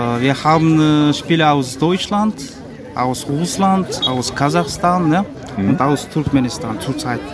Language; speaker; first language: German; non-native, learner; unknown